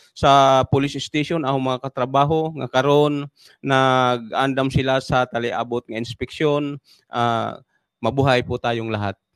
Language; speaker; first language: Cebuano; non-native, local second language; Waray